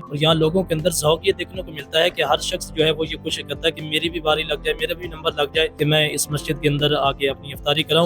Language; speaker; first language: Urdu; native; Urdu